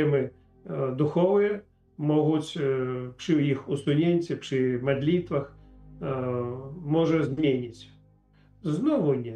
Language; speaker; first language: Polish; non-native, learner; Ukrainian